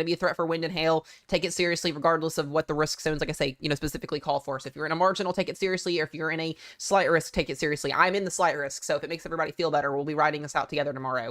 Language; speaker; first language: English; native; English